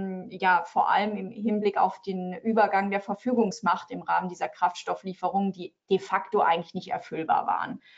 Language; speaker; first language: German; native; German